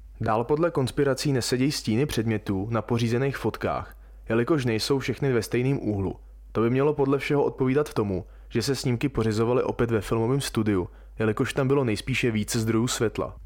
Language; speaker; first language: Czech; native; Czech